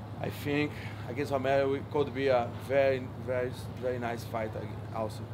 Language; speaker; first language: English; non-native, learner; Portuguese